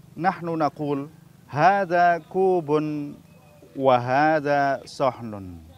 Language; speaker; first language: Arabic; non-native, fluent; Indonesian